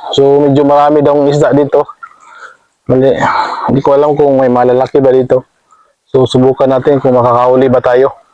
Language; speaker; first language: Filipino; non-native, local second language; Cebuano